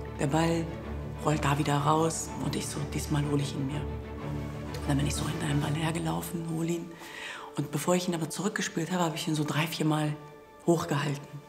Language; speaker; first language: German; early bilingual, other home language; Kurdish